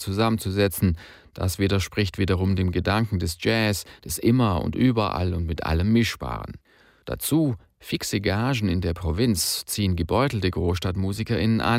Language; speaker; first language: German; native; German